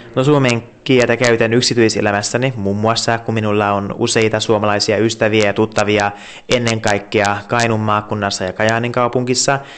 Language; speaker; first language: Finnish; non-native, fluent; Hungarian